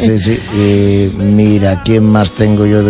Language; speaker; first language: Spanish; native; Spanish